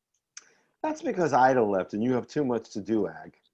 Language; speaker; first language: English; native; English